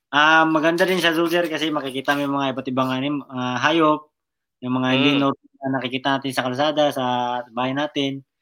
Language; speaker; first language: Filipino; non-native, local second language; Cebuano